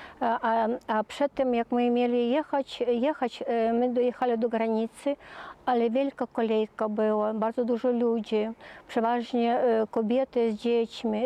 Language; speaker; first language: Polish; early bilingual, heritage; Polish